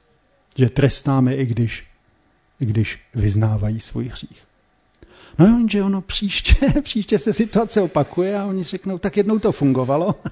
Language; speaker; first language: Czech; native; Czech